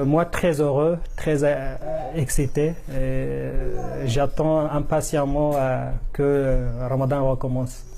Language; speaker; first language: French; non-native, fluent; Arabic